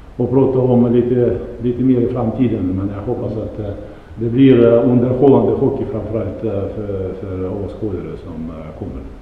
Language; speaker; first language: Swedish; non-native, fluent; Russian